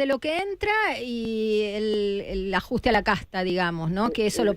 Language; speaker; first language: Spanish; native; Spanish